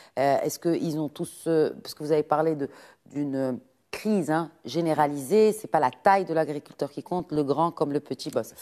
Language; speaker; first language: French; non-native, local second language; Arabic